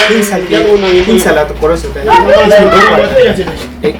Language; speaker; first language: Hindi; non-native, local second language; Ladakhi